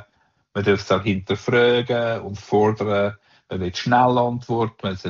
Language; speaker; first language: German; native; German